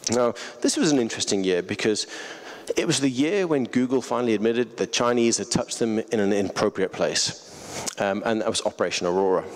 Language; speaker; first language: English; native; English